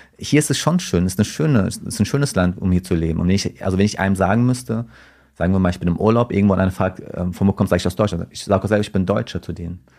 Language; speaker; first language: German; early bilingual, other home language; Turkish